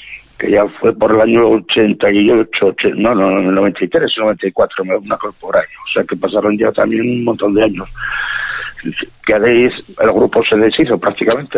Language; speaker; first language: Spanish; native; Spanish